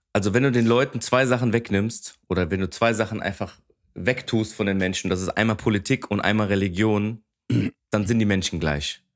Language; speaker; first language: German; early bilingual, other home language; Greek